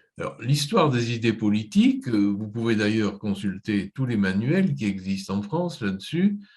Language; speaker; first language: French; native; French